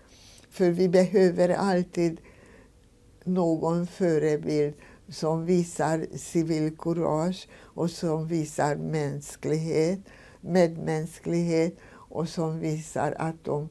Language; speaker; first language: Swedish; non-native, fluent; Hungarian